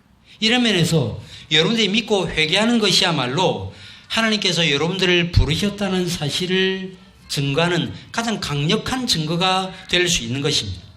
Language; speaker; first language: Korean; native; Korean